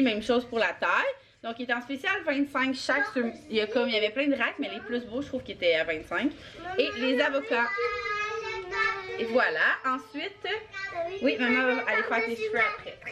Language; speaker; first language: French; native; French